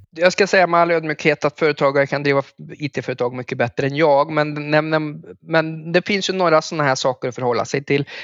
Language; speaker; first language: Swedish; native; Swedish